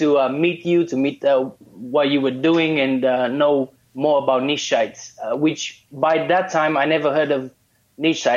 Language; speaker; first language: English; non-native, fluent; Romanian